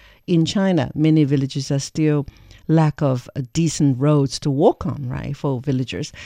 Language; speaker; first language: English; non-native, fluent; Chinese